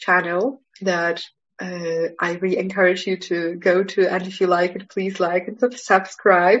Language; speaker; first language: English; non-native, fluent; Polish